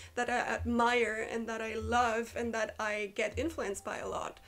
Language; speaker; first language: English; non-native, fluent; German